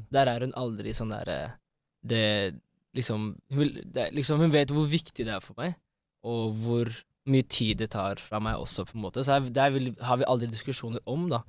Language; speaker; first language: Norwegian; early bilingual, other home language; Amharic